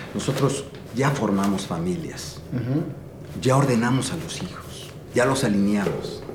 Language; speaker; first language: Spanish; native; Spanish